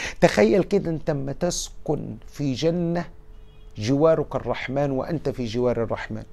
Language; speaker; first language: Arabic; native; Arabic